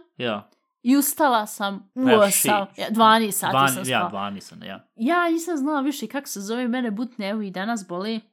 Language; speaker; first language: Bosnian; early bilingual, heritage; Bosnian